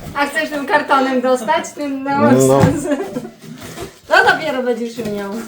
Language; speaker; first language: Polish; native; Polish